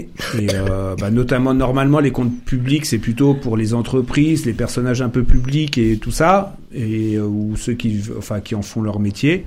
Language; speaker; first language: French; native; French